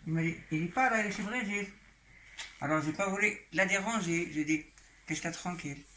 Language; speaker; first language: French; non-native, local second language; Arabic